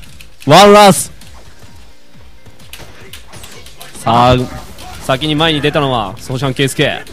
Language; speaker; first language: Japanese; native; Japanese